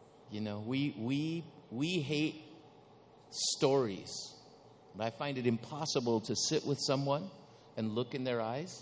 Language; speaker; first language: English; early bilingual, other home language; Spanish